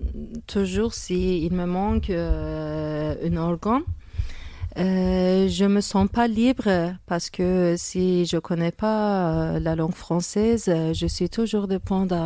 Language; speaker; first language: French; non-native, fluent; Turkish